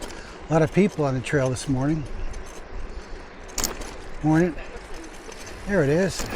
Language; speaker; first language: English; native; English